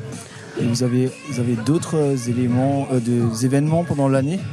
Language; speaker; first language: French; native; French